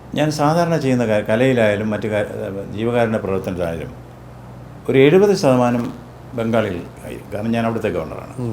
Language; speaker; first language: Malayalam; native; Malayalam